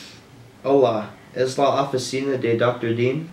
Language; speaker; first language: Spanish; non-native, learner; English